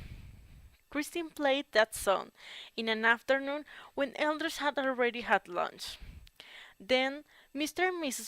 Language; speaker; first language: English; non-native, learner; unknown